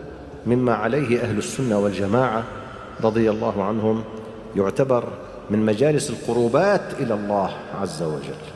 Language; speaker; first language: Arabic; native; Arabic